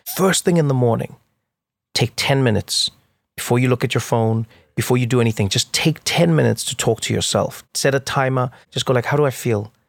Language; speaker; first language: English; native; English